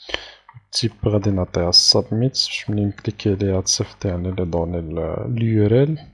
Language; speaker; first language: Arabic; native; Arabic